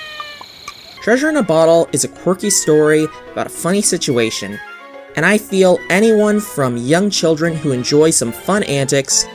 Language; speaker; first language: English; native; English